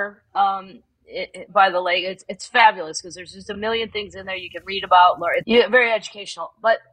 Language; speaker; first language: English; native; English